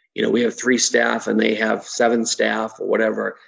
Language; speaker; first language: English; native; English